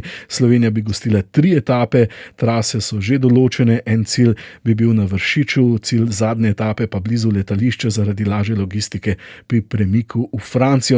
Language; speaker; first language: Slovenian; native; Slovenian